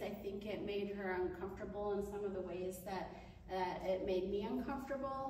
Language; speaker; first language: English; native; English